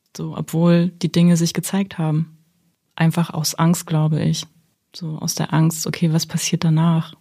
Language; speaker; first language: German; early bilingual, other home language; Russian